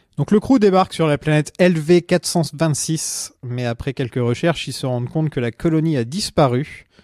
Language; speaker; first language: French; native; French